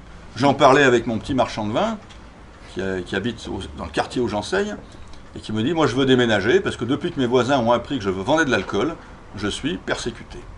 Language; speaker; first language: French; native; French